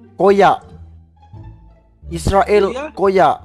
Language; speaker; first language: English; non-native, learner; Malay